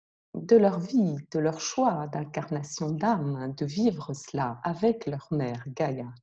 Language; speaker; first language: French; native; French